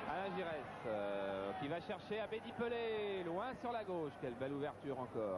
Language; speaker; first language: French; native; French